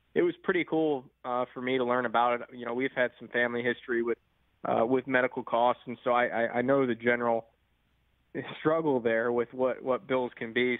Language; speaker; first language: English; native; English